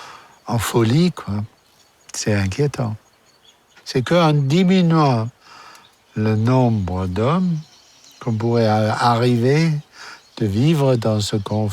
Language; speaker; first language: French; non-native, fluent; German